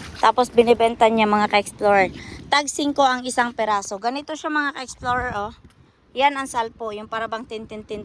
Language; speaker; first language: Filipino; non-native, local second language; Cebuano